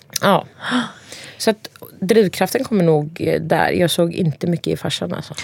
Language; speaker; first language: Swedish; early bilingual, other home language; Turkish